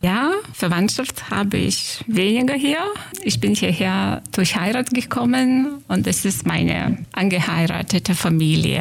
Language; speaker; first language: German; non-native, fluent; Lithuanian